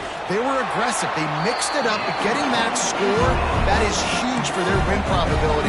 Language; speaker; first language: English; native; English